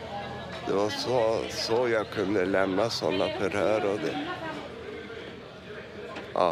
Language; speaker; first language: Swedish; non-native, fluent; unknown